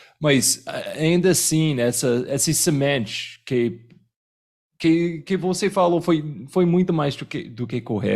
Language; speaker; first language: Portuguese; non-native, fluent; English